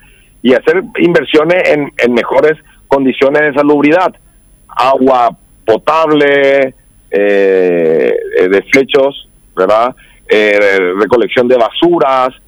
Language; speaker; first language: Spanish; native; Spanish